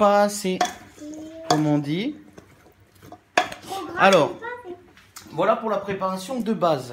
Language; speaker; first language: French; native; French